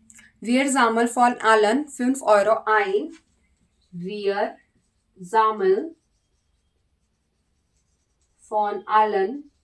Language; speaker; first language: German; non-native, learner; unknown